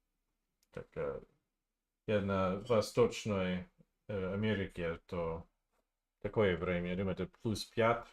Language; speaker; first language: Russian; non-native, learner; English